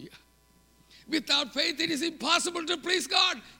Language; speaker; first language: English; non-native, local second language; Malayalam